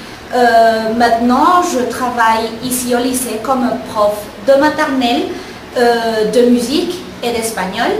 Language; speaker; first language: French; non-native, local second language; Spanish